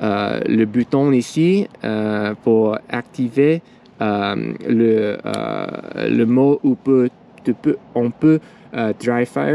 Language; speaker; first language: French; non-native, learner; English